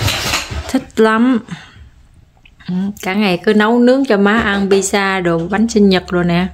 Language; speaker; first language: Vietnamese; native; Vietnamese